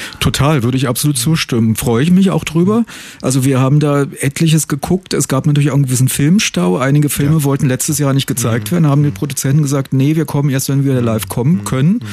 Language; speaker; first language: German; native; German